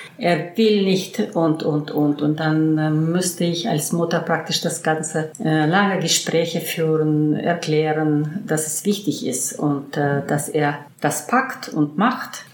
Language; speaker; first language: German; early bilingual, heritage; German